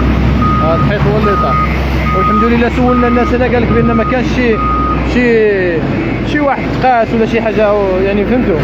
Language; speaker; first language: Arabic; native; Arabic